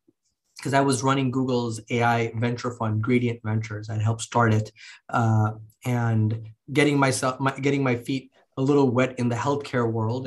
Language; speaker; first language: English; early bilingual, other home language; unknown